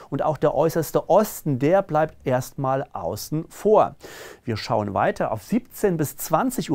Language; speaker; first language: German; native; German